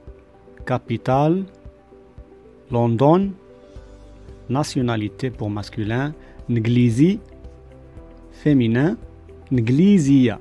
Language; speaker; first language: French; non-native, local second language; Arabic